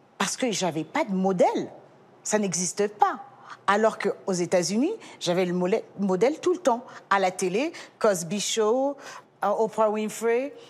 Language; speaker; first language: French; early bilingual, other home language; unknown